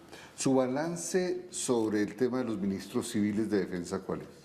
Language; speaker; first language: Spanish; native; Spanish